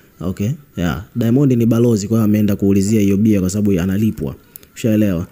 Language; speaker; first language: Swahili; native; Swahili